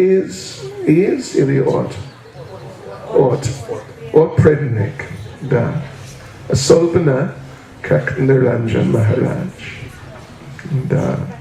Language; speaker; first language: Russian; non-native, learner; English